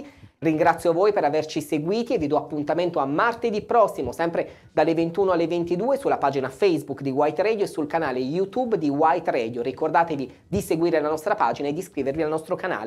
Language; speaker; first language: Italian; native; Italian